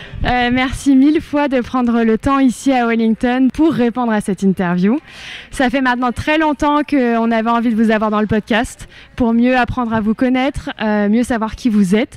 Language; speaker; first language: French; native; French